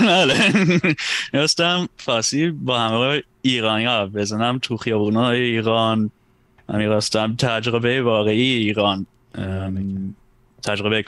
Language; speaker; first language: Persian; non-native, fluent; German